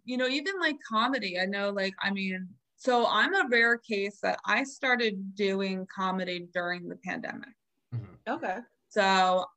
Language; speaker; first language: English; native; English